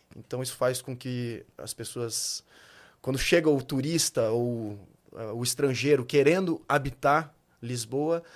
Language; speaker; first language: Portuguese; native; Portuguese